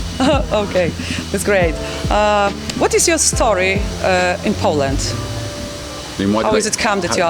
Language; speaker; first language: English; non-native, learner; Polish